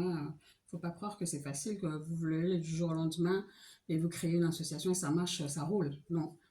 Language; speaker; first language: French; non-native, local second language; Lingala